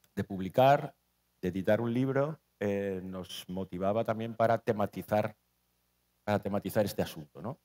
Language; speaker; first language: Spanish; native; Spanish